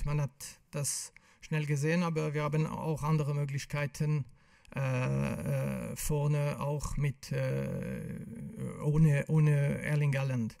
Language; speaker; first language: German; non-native, local second language; French